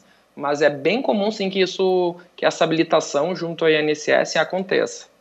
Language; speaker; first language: Portuguese; native; Portuguese